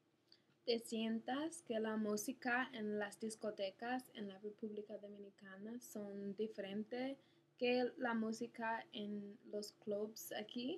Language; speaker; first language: Spanish; non-native, learner; English